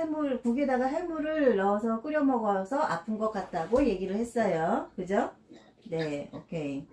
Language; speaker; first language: Korean; native; Korean